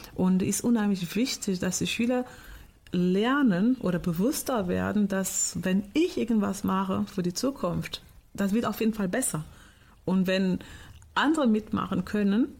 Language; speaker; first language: German; non-native, fluent; Portuguese